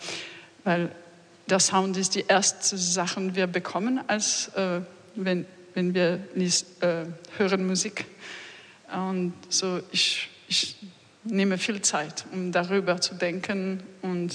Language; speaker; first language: German; non-native, learner; French